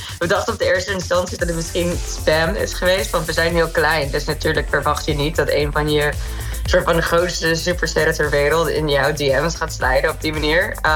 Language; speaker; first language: Dutch; non-native, fluent; English